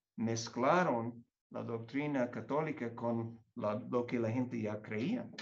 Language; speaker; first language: Spanish; non-native, fluent; English